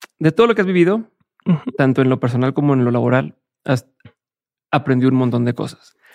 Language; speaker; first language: Spanish; native; Spanish